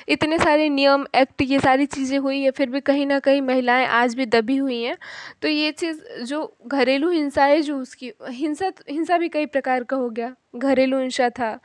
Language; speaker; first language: Hindi; native; Hindi